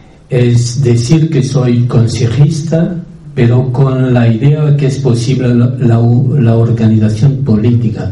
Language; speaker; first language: Spanish; non-native, fluent; French